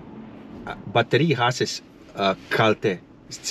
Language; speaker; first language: German; non-native, learner; Croatian